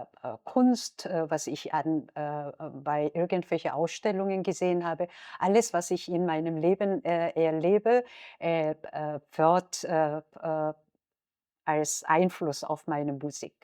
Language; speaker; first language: German; non-native, fluent; Korean